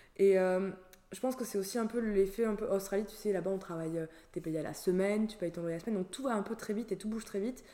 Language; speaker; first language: French; native; French